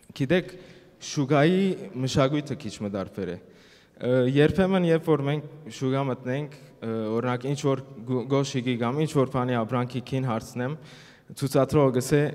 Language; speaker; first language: Armenian; early bilingual, heritage; Armenian